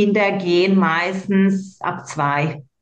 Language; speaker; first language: German; non-native, local second language; Hungarian